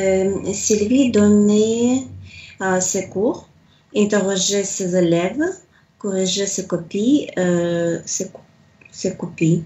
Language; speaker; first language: French; non-native, learner; Russian